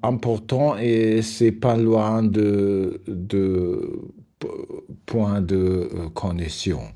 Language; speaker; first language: French; non-native, learner; German